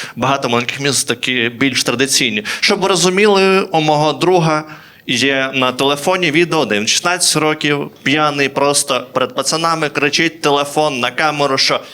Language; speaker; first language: Ukrainian; native; Ukrainian